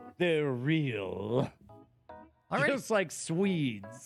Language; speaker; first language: English; native; English